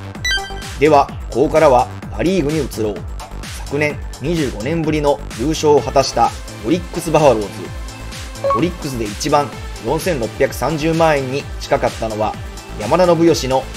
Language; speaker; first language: Japanese; native; Japanese